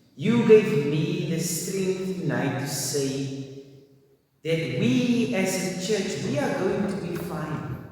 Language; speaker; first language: English; non-native, local second language; Afrikaans